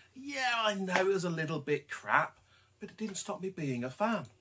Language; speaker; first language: English; native; English